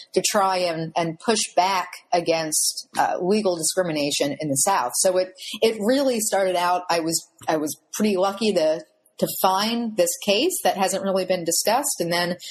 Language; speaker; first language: English; native; English